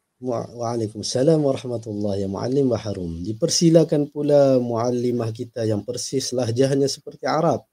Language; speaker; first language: Malay; native; Malay